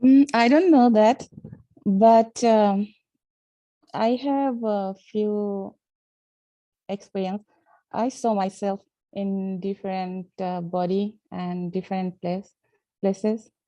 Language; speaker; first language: English; non-native, learner; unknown